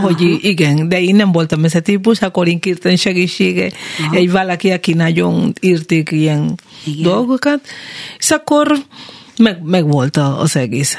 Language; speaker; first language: Hungarian; non-native, learner; Spanish